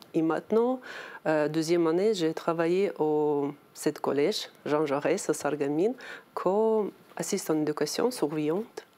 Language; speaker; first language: French; non-native, learner; Ukrainian